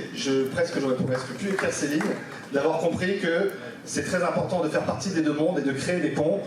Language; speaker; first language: French; native; French